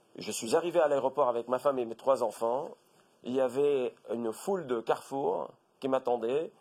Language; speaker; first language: French; non-native, local second language; Arabic